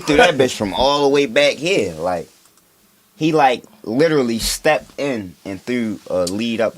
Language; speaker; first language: English; native; English